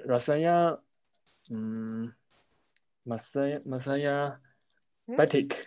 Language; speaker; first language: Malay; non-native, local second language; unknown